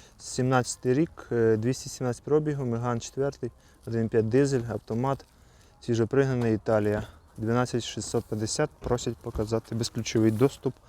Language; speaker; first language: Ukrainian; native; Ukrainian